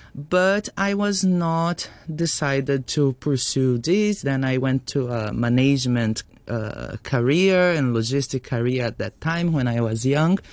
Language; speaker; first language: English; non-native, fluent; Portuguese